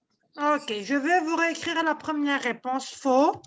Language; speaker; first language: French; non-native, local second language; Arabic